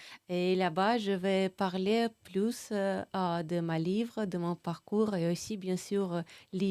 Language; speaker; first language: French; non-native, fluent; Russian